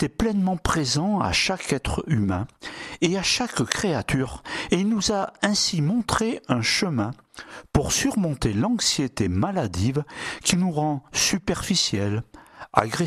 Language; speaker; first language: French; native; French